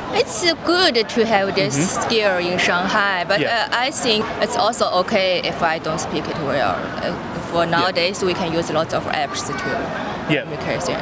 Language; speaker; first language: English; non-native, learner; Chinese